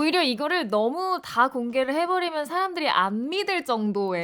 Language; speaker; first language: Korean; native; Korean